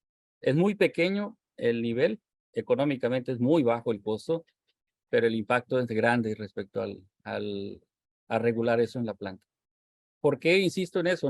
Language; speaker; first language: Spanish; native; Spanish